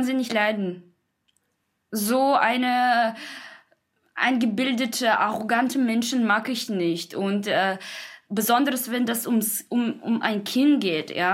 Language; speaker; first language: German; non-native, fluent; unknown